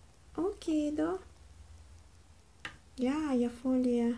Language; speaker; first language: Swedish; non-native, learner; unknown